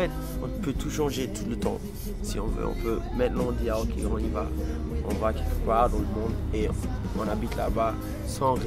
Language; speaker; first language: French; non-native, fluent; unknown